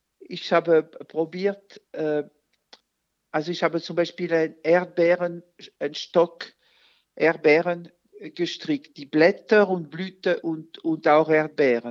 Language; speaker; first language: German; non-native, fluent; French